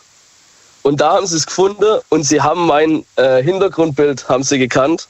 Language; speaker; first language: German; native; German